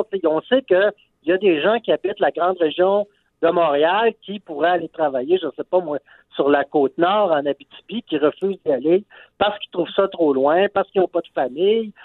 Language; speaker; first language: French; native; French